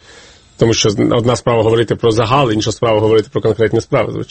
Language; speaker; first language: Ukrainian; native; Ukrainian